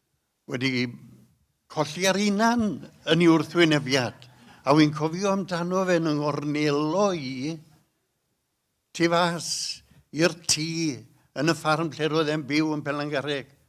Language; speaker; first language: Welsh; native; Welsh